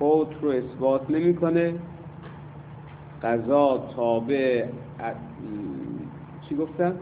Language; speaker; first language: Persian; native; Persian